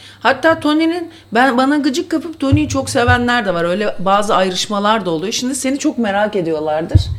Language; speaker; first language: Turkish; native; Turkish